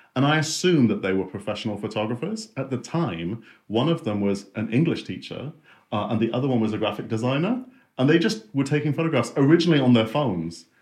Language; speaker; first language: English; native; English